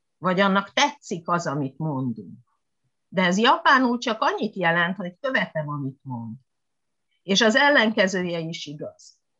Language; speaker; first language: Hungarian; non-native, fluent; Japanese